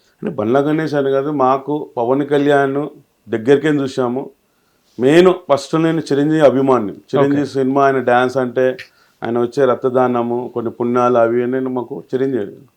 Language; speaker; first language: Telugu; native; Telugu